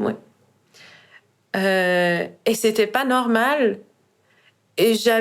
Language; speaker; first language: French; non-native, fluent; Persian